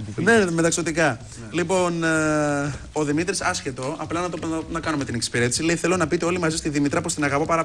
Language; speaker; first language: Greek; native; Greek